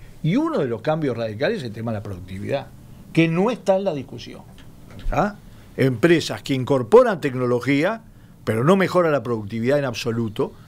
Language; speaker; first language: Spanish; native; Spanish